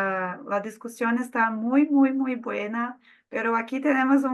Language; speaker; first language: Spanish; non-native, fluent; Portuguese